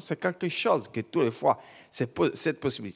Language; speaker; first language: French; non-native, learner; Italian